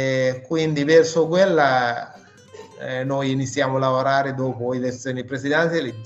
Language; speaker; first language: Italian; non-native, fluent; Sinhala